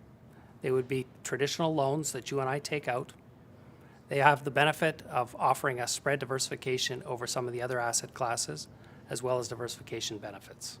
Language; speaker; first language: English; native; English